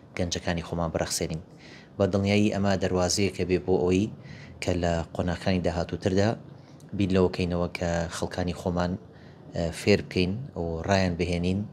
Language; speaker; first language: Central Kurdish; native; Central Kurdish